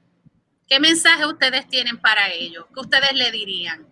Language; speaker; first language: Spanish; early bilingual, heritage; Spanish